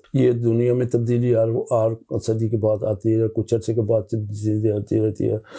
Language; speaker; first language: Urdu; non-native, local second language; Pahari-Potwari